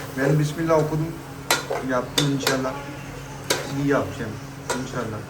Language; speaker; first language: Turkish; non-native, learner; Urdu